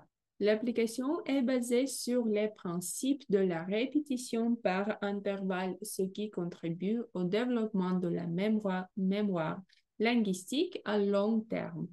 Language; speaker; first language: French; non-native, fluent; Russian